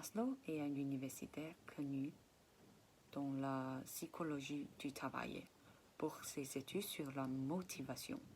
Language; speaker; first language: French; non-native, fluent; Chinese